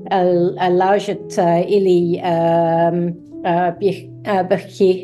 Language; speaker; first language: Arabic; non-native, learner; English